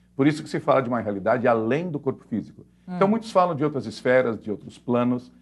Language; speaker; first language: Portuguese; native; Portuguese